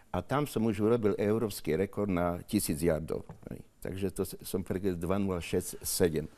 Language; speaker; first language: Slovak; native; Slovak